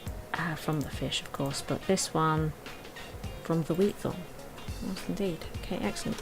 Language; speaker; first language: English; native; English